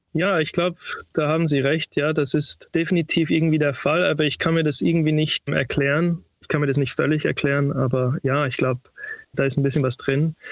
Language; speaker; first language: German; early bilingual, heritage; German